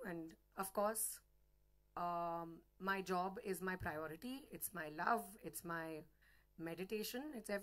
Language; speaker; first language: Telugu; non-native, learner; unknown